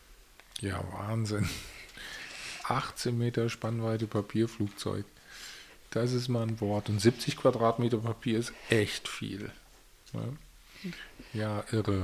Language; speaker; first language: German; native; German